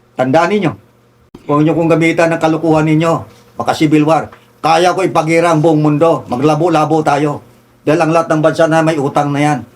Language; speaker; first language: Filipino; non-native, local second language; Tausug